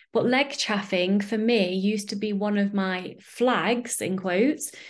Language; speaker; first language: English; native; English